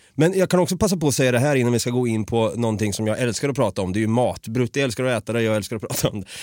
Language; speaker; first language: Swedish; native; Swedish